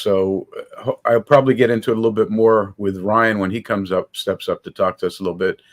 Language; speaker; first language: English; native; English